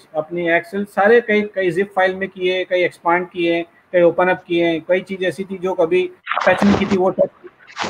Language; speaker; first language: Hindi; native; Hindi